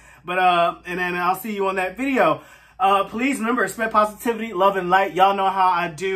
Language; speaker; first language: English; native; English